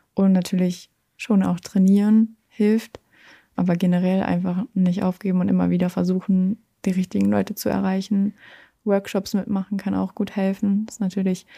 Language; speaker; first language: German; native; German